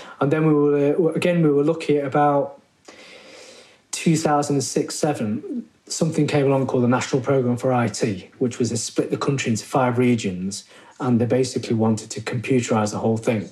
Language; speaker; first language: English; native; English